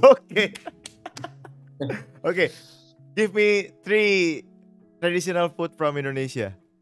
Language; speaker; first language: English; non-native, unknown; Indonesian